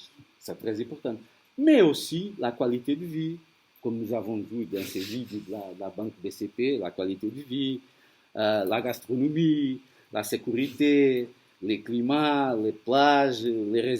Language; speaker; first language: French; non-native, fluent; Portuguese